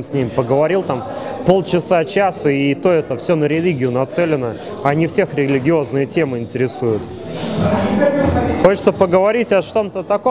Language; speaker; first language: Russian; native; Russian